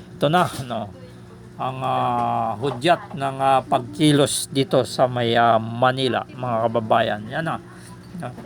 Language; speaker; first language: Filipino; native; Filipino